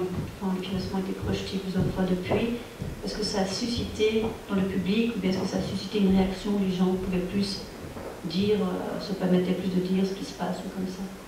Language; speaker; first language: French; native; French